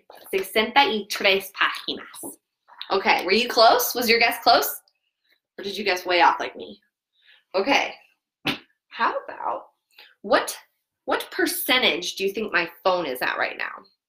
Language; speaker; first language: English; native; English